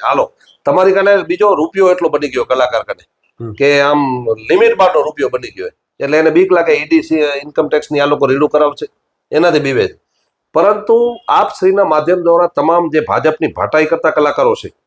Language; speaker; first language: Gujarati; native; Gujarati